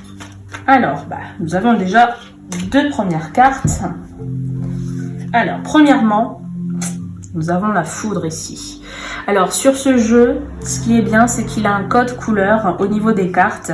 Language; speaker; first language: French; native; French